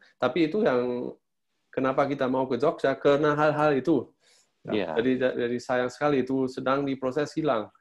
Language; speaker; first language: Indonesian; non-native, fluent; German